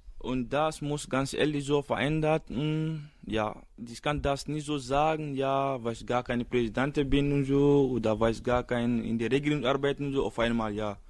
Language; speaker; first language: German; non-native, learner; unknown